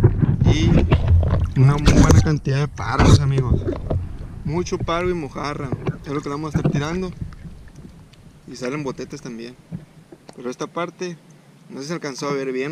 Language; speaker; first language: Spanish; native; Spanish